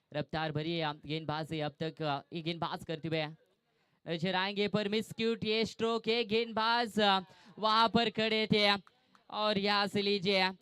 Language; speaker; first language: Hindi; non-native, local second language; Marathi